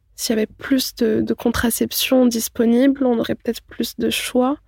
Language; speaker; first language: French; non-native, local second language; Arabic